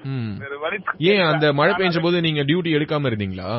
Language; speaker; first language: Tamil; native; Tamil